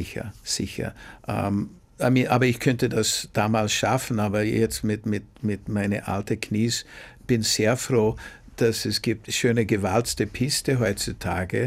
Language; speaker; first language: German; non-native, fluent; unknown